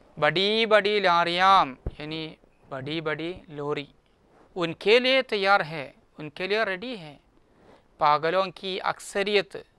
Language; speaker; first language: Hindi; non-native, local second language; Malayalam